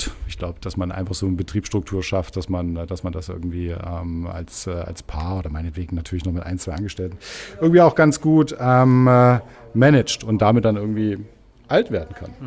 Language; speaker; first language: German; native; German